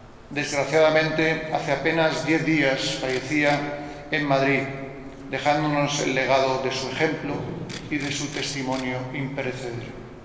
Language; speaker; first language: Spanish; native; Spanish